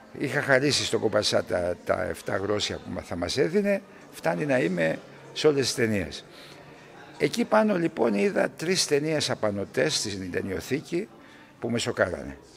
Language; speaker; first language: Greek; early bilingual, heritage; Greek